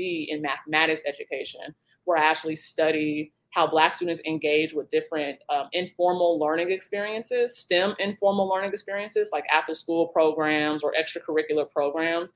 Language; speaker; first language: English; native; English